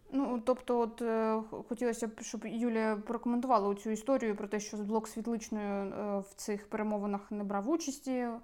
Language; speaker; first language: Ukrainian; native; Ukrainian